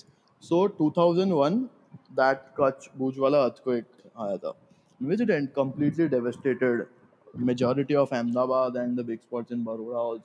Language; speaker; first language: English; non-native, local second language; Gujarati